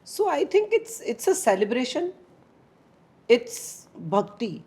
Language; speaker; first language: English; non-native, local second language; Gujarati